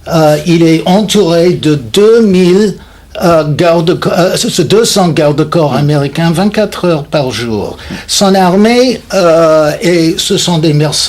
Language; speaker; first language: French; non-native, fluent; English